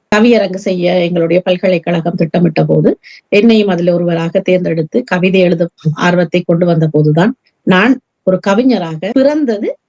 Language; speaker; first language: Tamil; early bilingual, heritage; Tamil